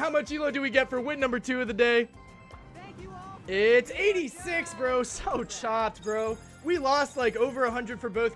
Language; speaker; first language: English; native; English